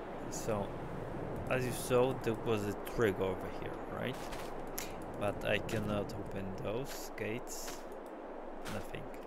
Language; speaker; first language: English; non-native, fluent; Polish